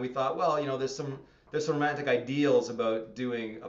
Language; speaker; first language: English; native; English